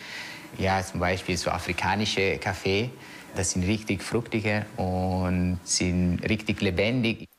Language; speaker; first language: German; non-native, fluent; Italian